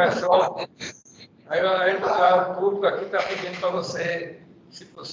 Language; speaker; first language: Portuguese; native; Portuguese